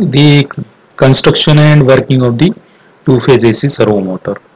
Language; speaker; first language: Hindi; non-native, local second language; Marathi